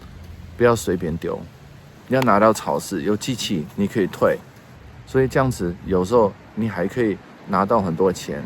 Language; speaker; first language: Chinese; non-native, fluent; Dutch